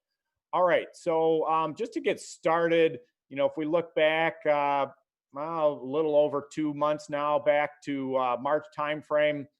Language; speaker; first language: English; native; English